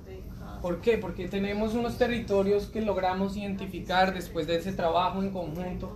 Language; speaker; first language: Spanish; native; Spanish